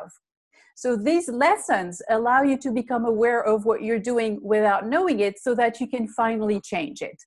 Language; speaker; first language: English; non-native, fluent; French